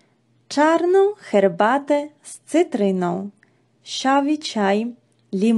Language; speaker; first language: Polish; non-native, fluent; Georgian